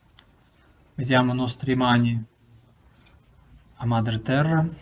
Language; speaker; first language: Italian; non-native, learner; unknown